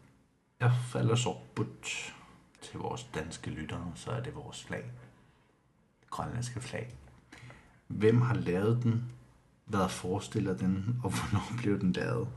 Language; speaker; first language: Danish; non-native, local second language; Kalaallisut